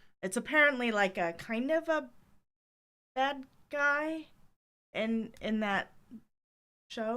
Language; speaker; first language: English; native; English